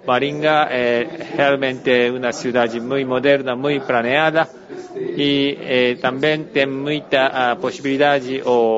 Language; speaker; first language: Portuguese; non-native, learner; Japanese